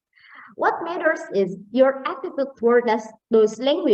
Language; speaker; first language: English; non-native, fluent; Indonesian